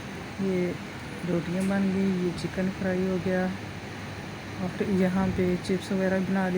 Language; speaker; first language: Hindi; native; Hindi